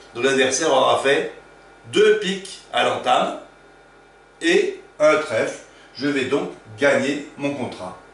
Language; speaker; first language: French; native; French